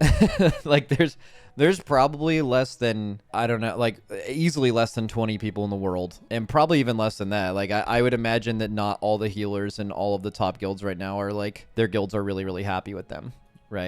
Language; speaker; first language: English; native; English